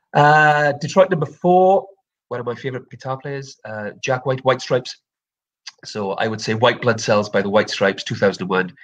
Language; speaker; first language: English; native; English